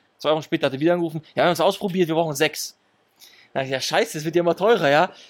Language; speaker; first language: German; early bilingual, other home language; Italian